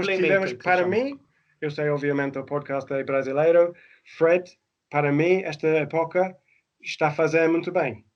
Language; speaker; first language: Portuguese; non-native, fluent; English